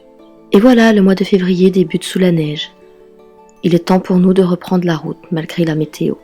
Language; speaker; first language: French; native; French